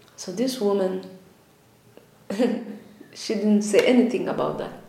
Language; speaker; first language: English; non-native, learner; Tigrinya